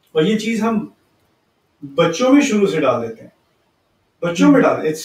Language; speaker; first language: Urdu; early bilingual, heritage; Urdu